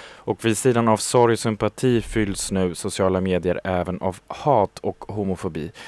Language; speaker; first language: Swedish; non-native, fluent; German